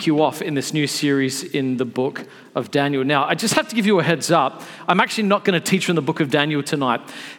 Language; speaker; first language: English; native; English